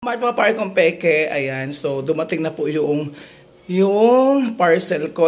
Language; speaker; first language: Filipino; native; Filipino